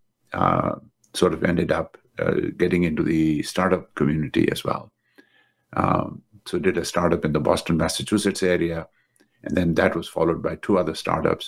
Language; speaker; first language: English; native; English